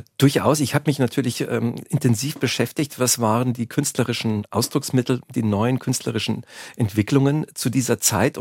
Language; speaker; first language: German; native; German